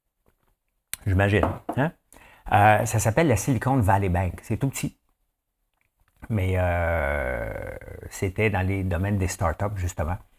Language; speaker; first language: French; native; French